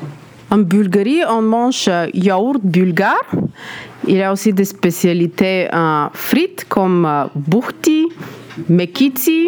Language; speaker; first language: French; non-native, learner; Bulgarian